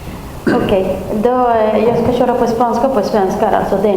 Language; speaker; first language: Swedish; non-native, learner; Spanish